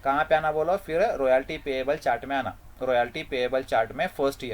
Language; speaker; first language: Hindi; non-native, local second language; Kannada